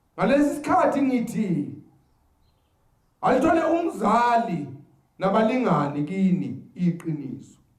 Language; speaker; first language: Zulu; native; Zulu